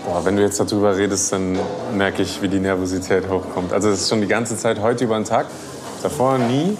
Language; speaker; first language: German; native; German